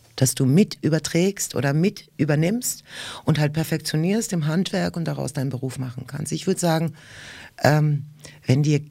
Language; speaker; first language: German; early bilingual, other home language; Russian